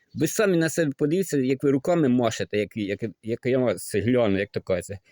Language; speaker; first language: Ukrainian; non-native, local second language; Russian